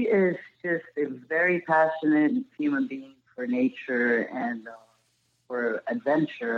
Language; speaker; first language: English; non-native, fluent; Spanish